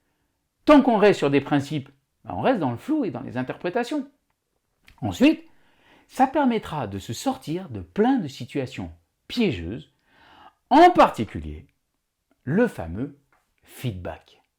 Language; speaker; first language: French; native; French